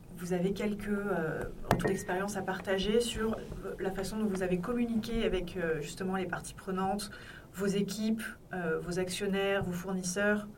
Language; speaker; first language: French; native; French